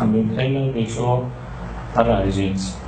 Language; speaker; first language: Portuguese; non-native, learner; Persian